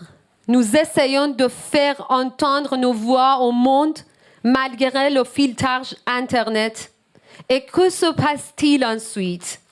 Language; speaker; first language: French; non-native, learner; Persian